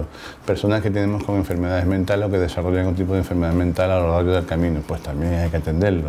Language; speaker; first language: Spanish; native; Spanish